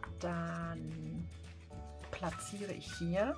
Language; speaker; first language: German; native; German